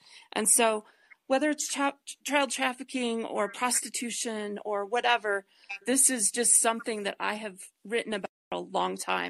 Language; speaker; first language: English; native; English